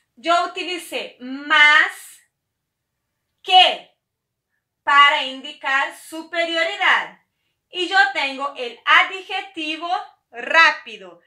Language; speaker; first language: Spanish; non-native, fluent; Portuguese